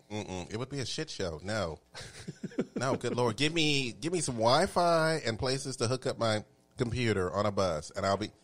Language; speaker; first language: English; native; English